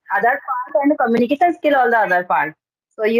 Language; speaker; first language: English; non-native, learner; Hindi